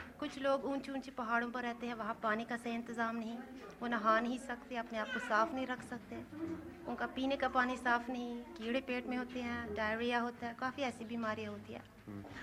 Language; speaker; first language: Urdu; non-native, fluent; Norwegian